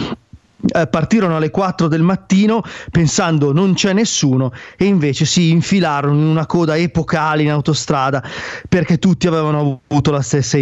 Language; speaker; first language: Italian; native; Italian